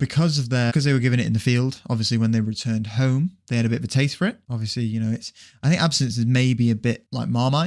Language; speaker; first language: English; native; English